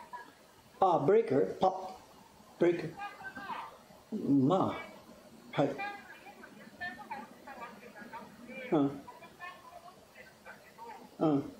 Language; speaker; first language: Japanese; non-native, fluent; English